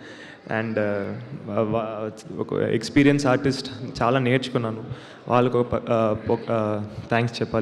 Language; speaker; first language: Telugu; non-native, learner; Tamil